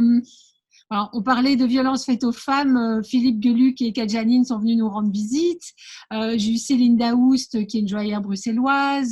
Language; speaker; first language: French; native; French